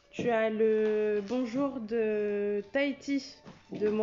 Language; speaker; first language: French; native; French